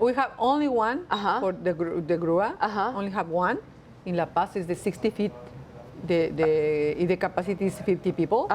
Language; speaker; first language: English; non-native, learner; Spanish